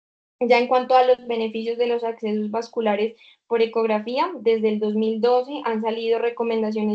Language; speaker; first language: Spanish; native; Spanish